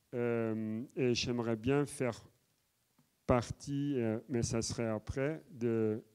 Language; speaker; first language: French; non-native, fluent; Dutch